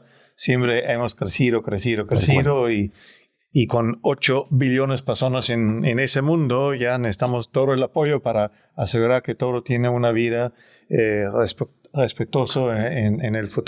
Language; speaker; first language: Spanish; non-native, fluent; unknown